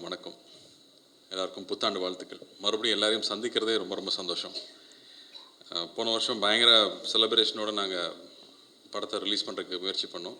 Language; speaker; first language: Tamil; native; Tamil